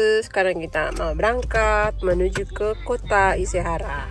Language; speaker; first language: Indonesian; native; Indonesian